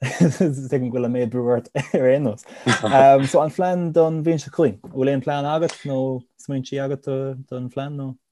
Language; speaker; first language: Irish; native; Irish